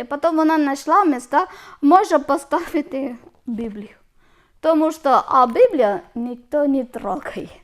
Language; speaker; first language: Ukrainian; non-native, learner; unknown